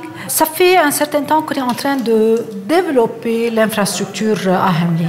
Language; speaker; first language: French; non-native, local second language; Arabic